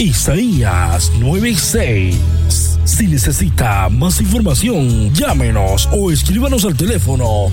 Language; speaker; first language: Spanish; native; Spanish